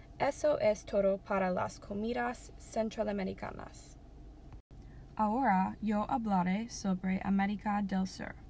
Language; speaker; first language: Spanish; non-native, learner; English